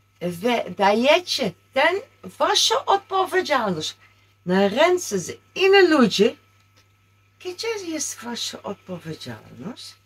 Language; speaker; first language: Polish; non-native, learner; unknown